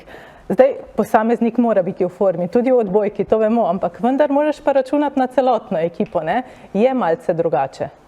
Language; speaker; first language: Slovenian; native; Slovenian